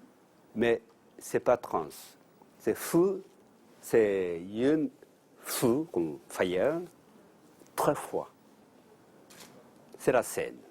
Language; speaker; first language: French; non-native, learner; Japanese